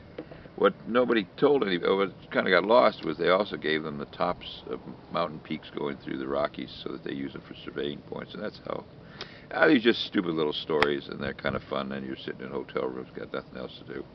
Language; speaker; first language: English; native; English